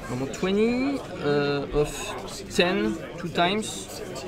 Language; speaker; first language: English; non-native, learner; French